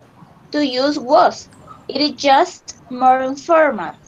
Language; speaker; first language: English; non-native, learner; Spanish